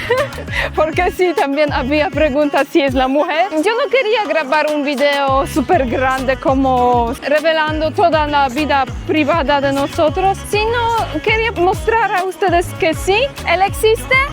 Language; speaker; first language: Spanish; non-native, fluent; Polish